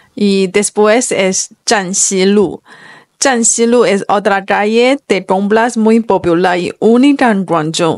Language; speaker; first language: Spanish; non-native, fluent; Chinese